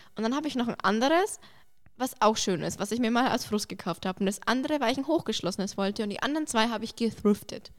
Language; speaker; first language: German; early bilingual, other home language; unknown